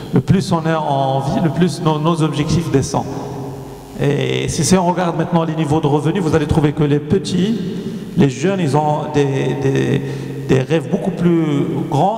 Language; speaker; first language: French; non-native, local second language; Arabic